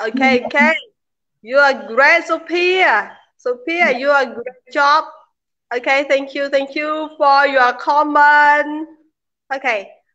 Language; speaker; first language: English; non-native, learner; Khmer